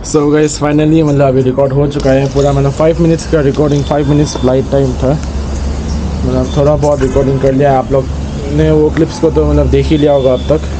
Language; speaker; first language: Hindi; non-native, local second language; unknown